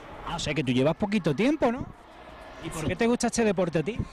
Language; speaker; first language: Spanish; native; Spanish